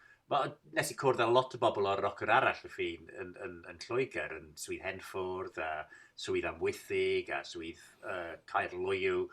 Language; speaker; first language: Welsh; non-native, fluent; English